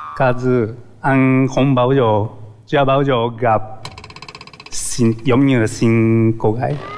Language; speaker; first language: Vietnamese; non-native, learner; Japanese